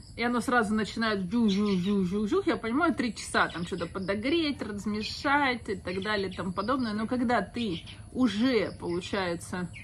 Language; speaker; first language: Russian; native; Russian